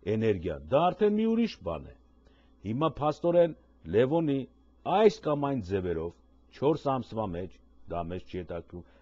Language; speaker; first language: Armenian; native; Armenian